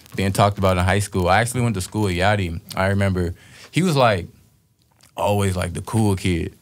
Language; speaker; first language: English; native; English